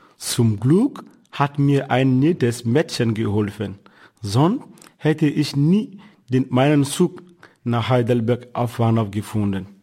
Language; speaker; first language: German; non-native, fluent; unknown